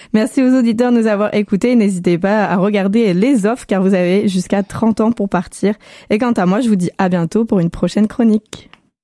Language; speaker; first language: French; native; French